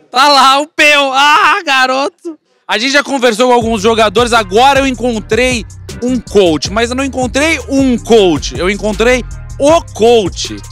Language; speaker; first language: Portuguese; native; Portuguese